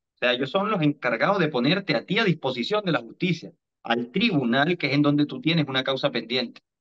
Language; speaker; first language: Spanish; native; Spanish